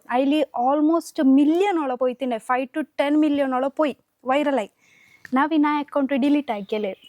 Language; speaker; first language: Malayalam; non-native, local second language; Hindi